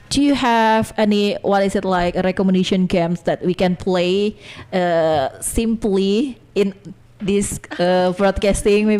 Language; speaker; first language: English; non-native, learner; Indonesian